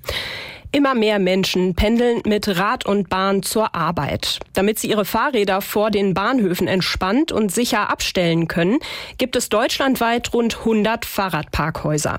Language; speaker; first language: German; native; German